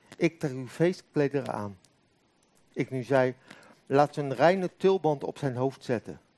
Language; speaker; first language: Dutch; native; Dutch